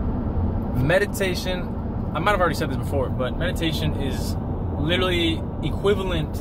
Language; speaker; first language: English; native; English